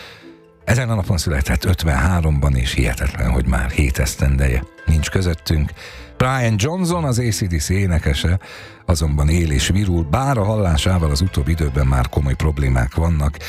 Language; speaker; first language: Hungarian; native; Hungarian